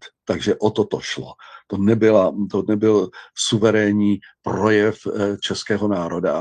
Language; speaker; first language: Czech; native; Czech